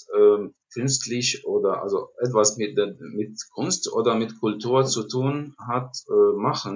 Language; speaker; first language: German; non-native, learner; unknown